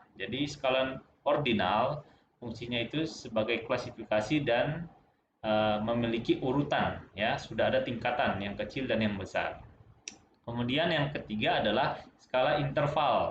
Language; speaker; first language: Indonesian; native; Indonesian